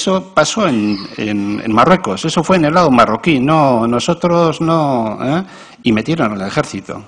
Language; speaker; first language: Spanish; native; Spanish